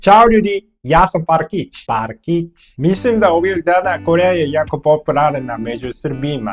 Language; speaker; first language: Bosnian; non-native, learner; Korean